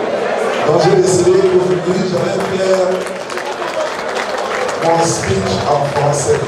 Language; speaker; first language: French; non-native, learner; English